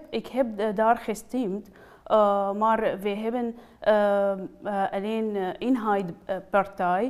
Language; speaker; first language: Dutch; non-native, learner; Arabic